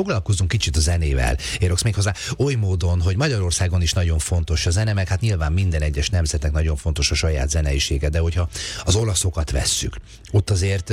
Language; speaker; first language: Hungarian; native; Hungarian